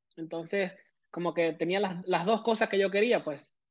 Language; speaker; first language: Spanish; native; Spanish